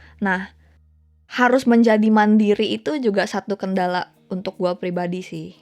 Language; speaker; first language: Indonesian; native; Indonesian